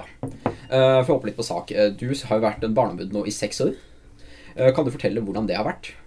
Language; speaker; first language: Norwegian; native; Norwegian